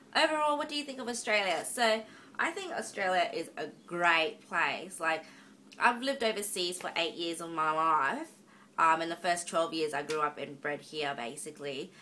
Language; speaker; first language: English; native; English